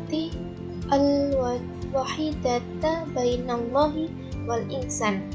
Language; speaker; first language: Arabic; non-native, learner; Indonesian